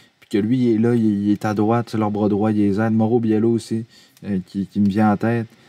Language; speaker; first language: French; native; French